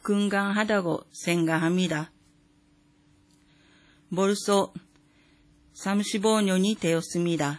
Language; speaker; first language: Korean; non-native, fluent; Japanese